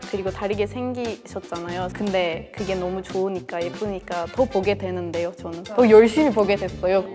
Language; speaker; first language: Korean; non-native, fluent; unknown